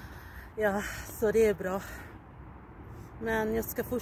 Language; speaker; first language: Swedish; non-native, learner; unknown